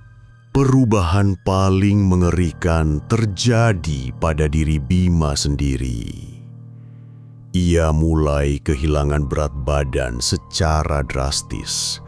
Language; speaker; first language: Indonesian; native; Indonesian